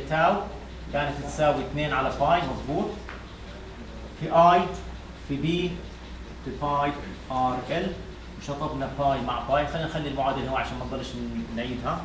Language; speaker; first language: Arabic; native; Arabic